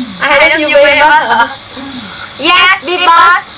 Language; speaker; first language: English; non-native, learner; Vietnamese